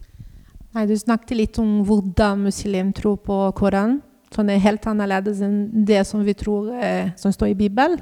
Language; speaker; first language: Norwegian; non-native, learner; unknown